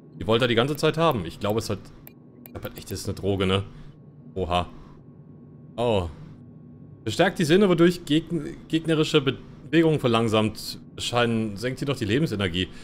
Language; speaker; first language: German; non-native, fluent; English